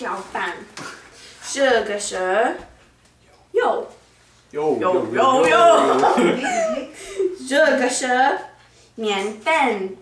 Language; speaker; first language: Chinese; non-native, learner; English